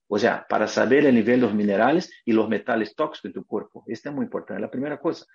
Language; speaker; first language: Spanish; non-native, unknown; Portuguese